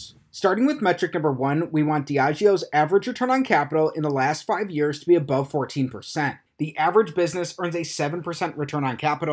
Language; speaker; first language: English; native; English